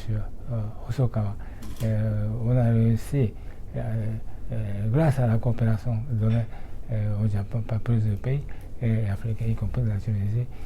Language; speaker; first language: French; non-native, fluent; Japanese